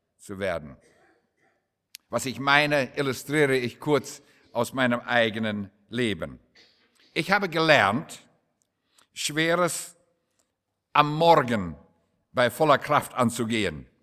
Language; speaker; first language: German; non-native, fluent; English